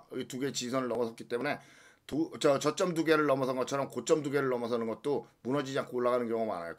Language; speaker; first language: Korean; native; Korean